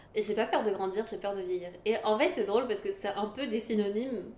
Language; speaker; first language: French; native; French